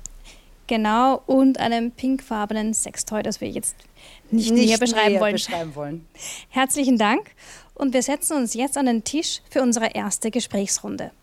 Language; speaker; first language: German; native; German